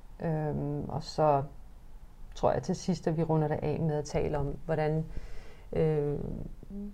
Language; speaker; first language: Danish; early bilingual, other home language; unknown